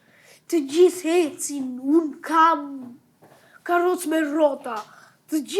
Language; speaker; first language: Albanian; early bilingual, heritage; Albanian